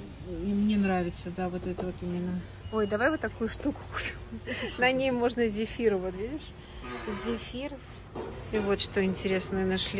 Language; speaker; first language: Russian; native; Russian